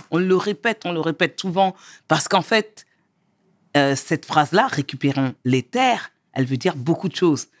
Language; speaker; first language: French; early bilingual, other home language; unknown